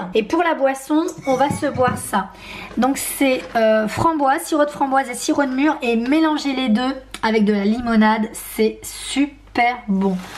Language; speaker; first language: French; native; French